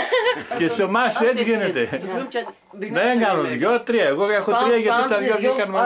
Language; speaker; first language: Greek; native; Greek